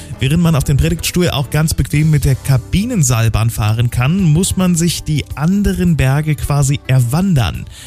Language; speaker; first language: German; native; German